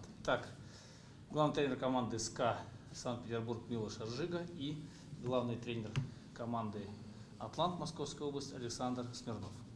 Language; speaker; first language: Russian; native; Russian